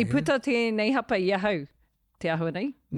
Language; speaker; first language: Māori; non-native, local second language; English